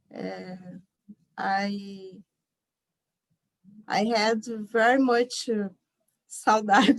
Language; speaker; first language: English; non-native, learner; Portuguese